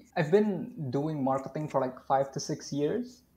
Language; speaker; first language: English; non-native, fluent; Indonesian